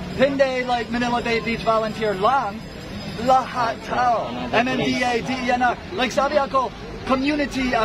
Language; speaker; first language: Filipino; non-native, learner; English